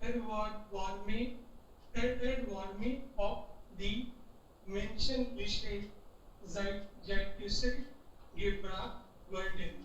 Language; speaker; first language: German; non-native, learner; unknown